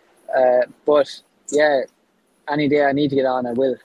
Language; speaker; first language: English; native; English